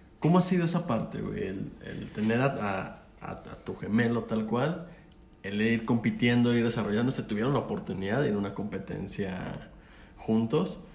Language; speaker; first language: Spanish; native; Spanish